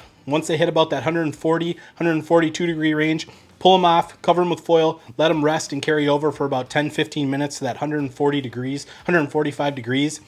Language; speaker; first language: English; native; English